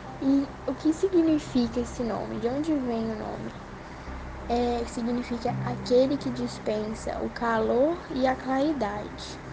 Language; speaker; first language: Portuguese; native; Portuguese